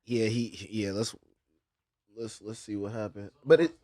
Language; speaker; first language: English; native; English